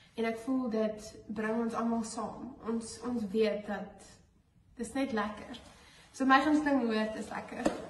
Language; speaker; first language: Afrikaans; native; Afrikaans